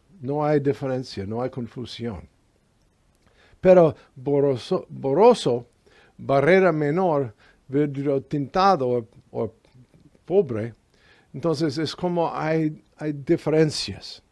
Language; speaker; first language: Spanish; non-native, fluent; English